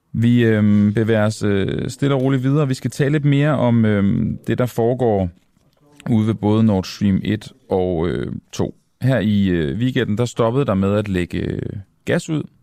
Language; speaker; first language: Danish; native; Danish